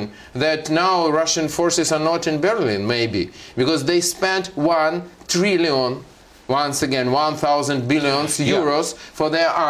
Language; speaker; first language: English; non-native, fluent; Russian